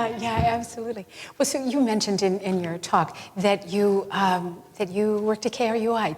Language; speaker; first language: English; native; English